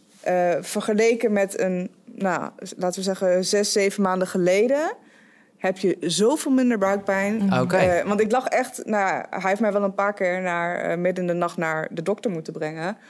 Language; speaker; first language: Dutch; native; Dutch